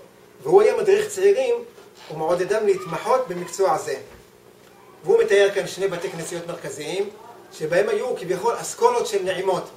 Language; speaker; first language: Hebrew; native; Hebrew